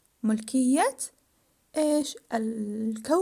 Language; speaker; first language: Arabic; native; Arabic